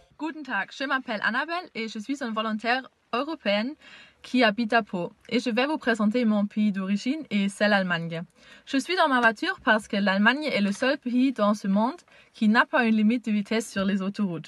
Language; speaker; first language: French; non-native, learner; German